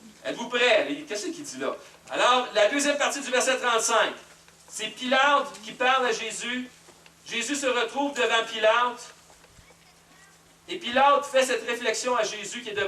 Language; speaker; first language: French; native; French